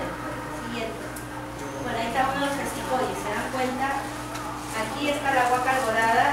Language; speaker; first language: Spanish; native; Spanish